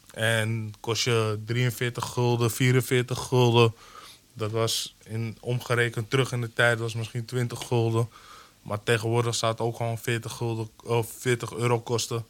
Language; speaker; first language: Dutch; early bilingual, other home language; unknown